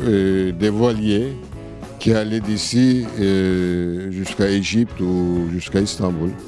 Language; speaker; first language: French; non-native, fluent; Turkish